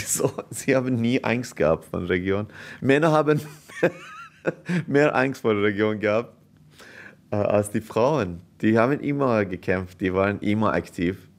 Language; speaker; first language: German; non-native, fluent; Persian